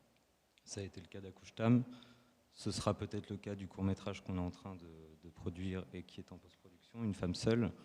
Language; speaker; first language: French; native; French